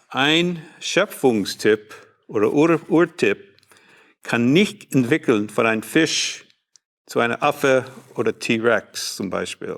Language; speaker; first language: German; non-native, learner; English